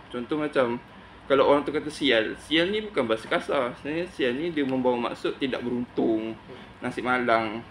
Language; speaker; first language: Malay; native; Malay